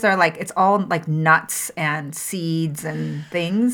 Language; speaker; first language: English; early bilingual, other home language; Japanese